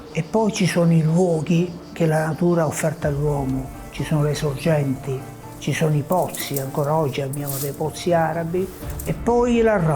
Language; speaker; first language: Italian; native; Italian